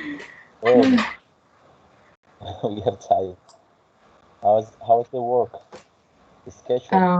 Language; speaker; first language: English; non-native, fluent; Spanish